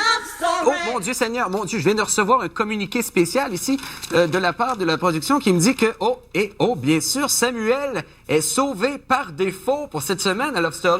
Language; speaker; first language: French; native; French